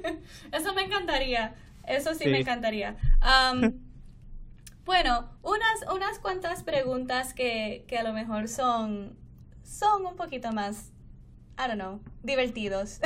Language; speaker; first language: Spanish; non-native, fluent; English